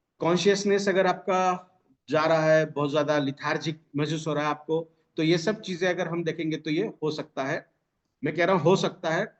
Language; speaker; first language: Hindi; non-native, local second language; Marathi